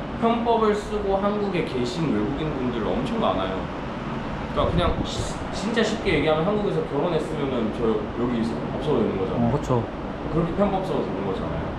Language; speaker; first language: Korean; early bilingual, other home language; Urdu